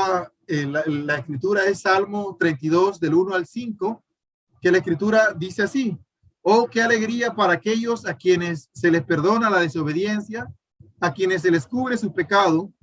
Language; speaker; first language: Spanish; native; Spanish